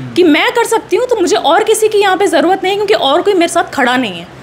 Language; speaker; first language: Hindi; native; Hindi